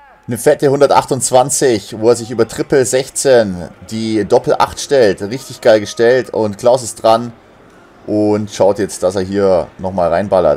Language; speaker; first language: German; native; German